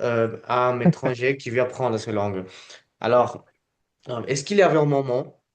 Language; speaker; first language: French; non-native, fluent; Spanish